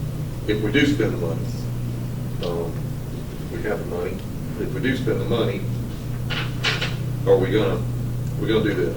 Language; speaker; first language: English; native; English